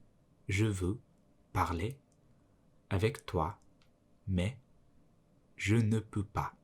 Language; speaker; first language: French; non-native, learner; Mongolian